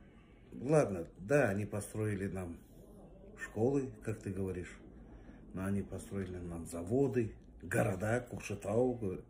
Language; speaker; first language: Russian; non-native, local second language; Kazakh